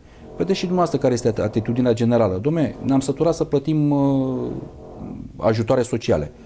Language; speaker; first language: Romanian; native; Romanian